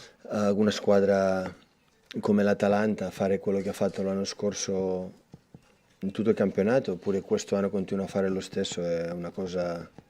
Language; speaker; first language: Italian; non-native, fluent; Catalan